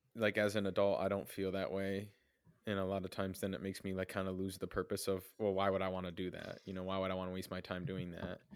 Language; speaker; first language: English; native; English